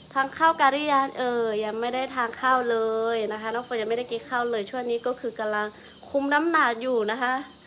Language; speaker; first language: Thai; non-native, local second language; Lahu